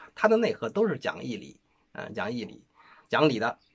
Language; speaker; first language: Chinese; native; Chinese